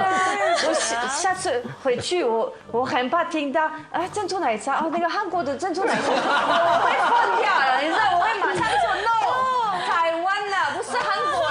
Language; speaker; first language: Chinese; non-native, fluent; French